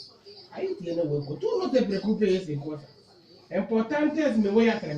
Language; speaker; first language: Spanish; non-native, learner; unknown